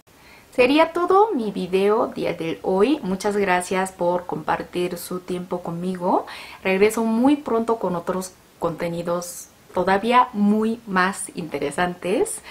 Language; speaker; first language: Spanish; non-native, learner; Korean